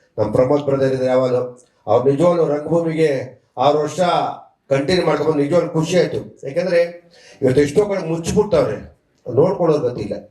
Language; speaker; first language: Kannada; native; Kannada